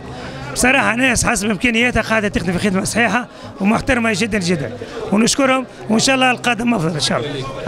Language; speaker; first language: Arabic; native; Arabic